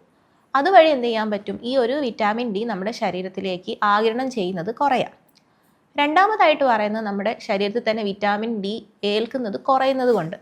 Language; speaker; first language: Malayalam; native; Malayalam